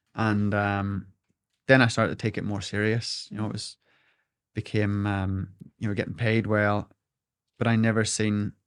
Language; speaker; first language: English; native; English